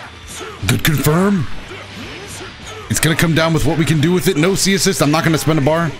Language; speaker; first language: English; native; English